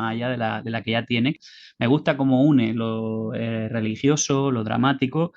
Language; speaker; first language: Spanish; native; Spanish